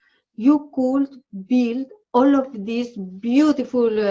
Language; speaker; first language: English; non-native, learner; Spanish